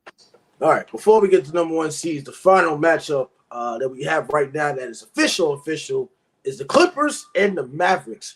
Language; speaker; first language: English; native; English